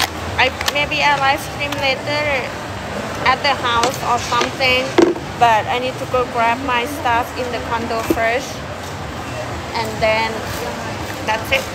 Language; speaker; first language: English; non-native, learner; Thai